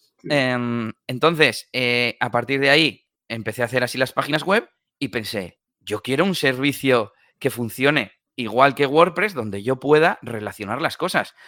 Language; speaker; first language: Spanish; native; Spanish